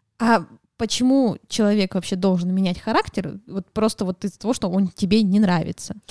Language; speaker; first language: Russian; native; Russian